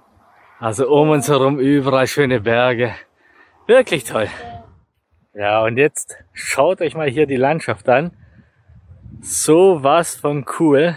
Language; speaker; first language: German; native; German